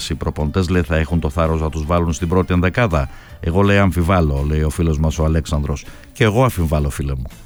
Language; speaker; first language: Greek; native; Greek